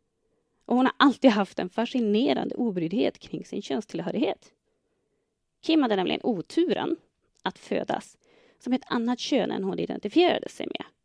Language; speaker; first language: Swedish; native; Swedish